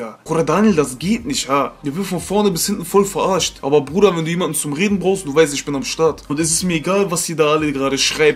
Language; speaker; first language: German; native; German